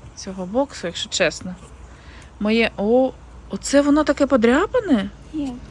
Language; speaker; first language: Ukrainian; native; Ukrainian